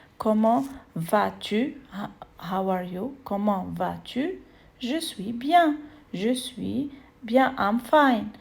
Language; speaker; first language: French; non-native, fluent; Arabic